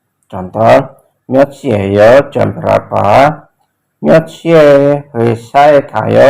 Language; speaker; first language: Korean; non-native, fluent; Indonesian